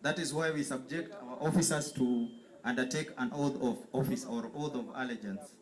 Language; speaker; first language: English; non-native, local second language; Kalenjin